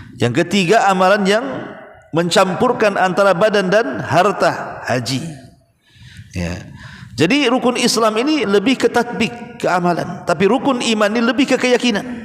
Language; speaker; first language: Malay; native; Malay